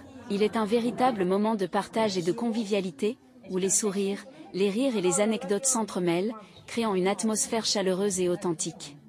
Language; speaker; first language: French; native; French